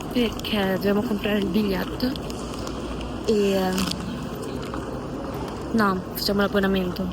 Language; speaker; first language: Italian; early bilingual, other home language; Filipino